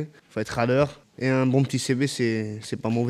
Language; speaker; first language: French; native; French